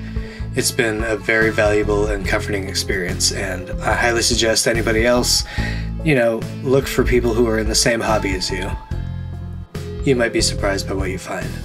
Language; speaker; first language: English; native; English